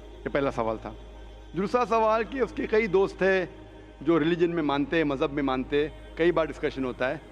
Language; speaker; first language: Hindi; non-native, local second language; Konkani